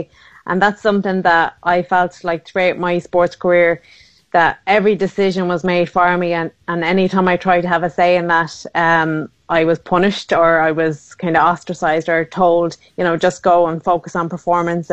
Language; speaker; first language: English; native; English